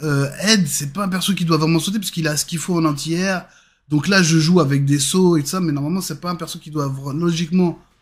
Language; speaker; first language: French; native; French